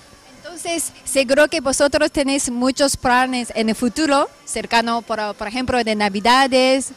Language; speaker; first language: Spanish; non-native, fluent; Japanese